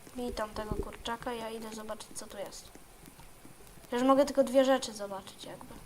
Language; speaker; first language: Polish; native; Polish